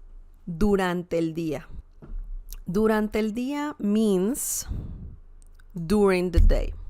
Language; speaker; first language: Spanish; non-native, fluent; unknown